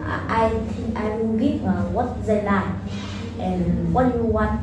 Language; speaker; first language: English; non-native, learner; Vietnamese